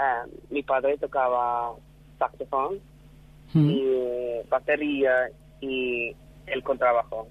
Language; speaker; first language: Spanish; non-native, fluent; English